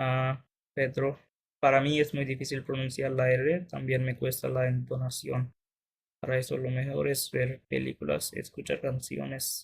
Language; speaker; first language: Spanish; non-native, fluent; Bangla